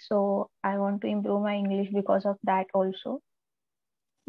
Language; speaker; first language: English; non-native, local second language; Marathi